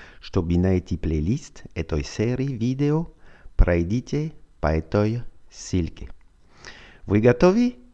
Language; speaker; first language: Russian; non-native, fluent; French